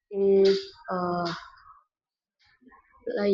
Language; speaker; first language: English; non-native, learner; Vietnamese